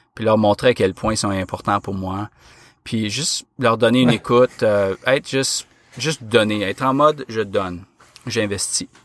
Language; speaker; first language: French; native; French